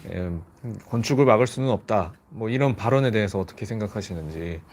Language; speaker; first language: Korean; native; Korean